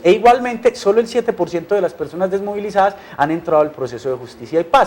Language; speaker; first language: Spanish; native; Spanish